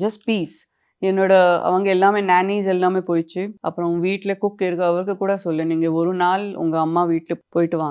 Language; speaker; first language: Tamil; non-native, fluent; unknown